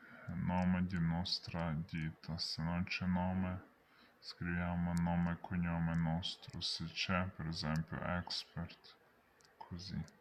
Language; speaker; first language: Italian; non-native, learner; Ukrainian